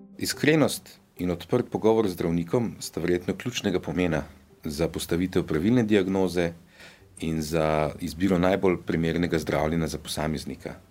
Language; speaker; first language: Slovenian; native; Slovenian